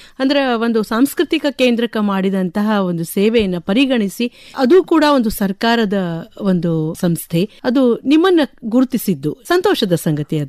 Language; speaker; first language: Kannada; native; Kannada